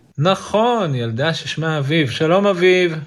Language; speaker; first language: Hebrew; native; Hebrew